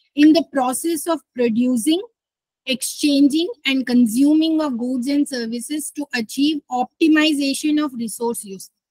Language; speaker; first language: English; non-native, local second language; Telugu